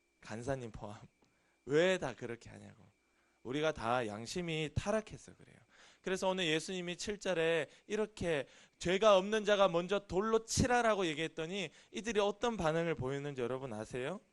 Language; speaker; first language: Korean; native; Korean